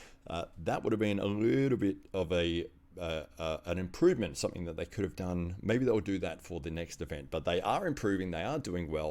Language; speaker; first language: English; native; English